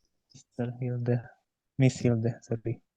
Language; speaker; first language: English; non-native, learner; Indonesian